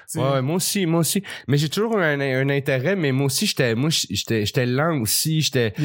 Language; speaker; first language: French; native; French